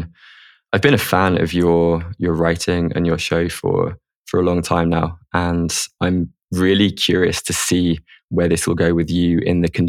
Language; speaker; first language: English; native; English